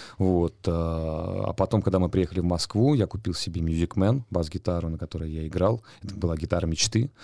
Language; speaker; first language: Russian; native; Russian